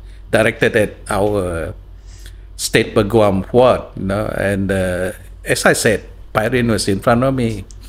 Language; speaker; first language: English; non-native, local second language; Malay